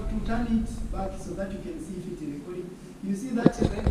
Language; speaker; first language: English; non-native, local second language; Swahili